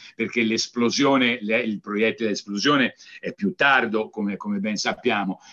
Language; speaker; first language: Italian; native; Italian